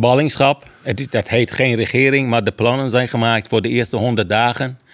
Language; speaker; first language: Dutch; non-native, fluent; Persian